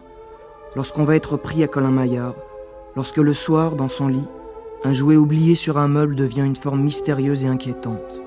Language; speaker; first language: French; native; French